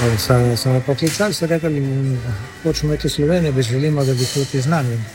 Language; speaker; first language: Slovenian; early bilingual, heritage; Slovenian